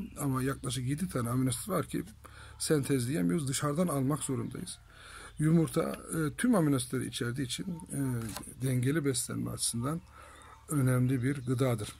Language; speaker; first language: Turkish; native; Turkish